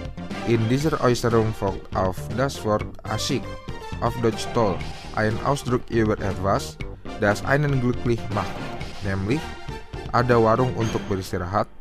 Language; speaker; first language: German; non-native, fluent; Indonesian